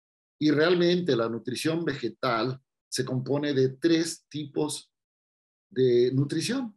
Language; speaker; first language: Spanish; native; Spanish